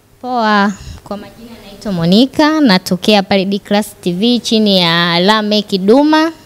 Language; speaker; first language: Swahili; native; Swahili